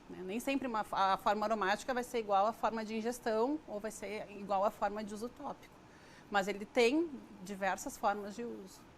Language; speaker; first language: Portuguese; native; Portuguese